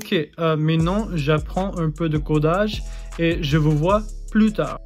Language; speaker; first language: French; non-native, fluent; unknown